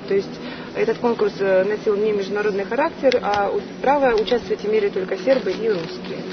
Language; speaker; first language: Russian; native; Russian